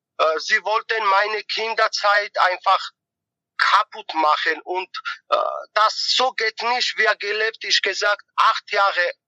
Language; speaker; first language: German; non-native, learner; Georgian